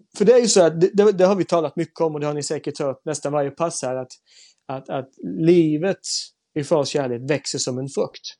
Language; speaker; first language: Swedish; native; Swedish